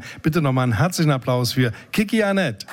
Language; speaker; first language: German; native; German